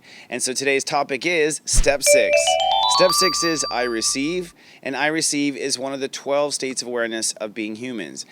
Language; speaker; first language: English; native; English